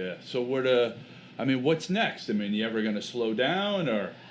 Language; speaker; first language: English; native; English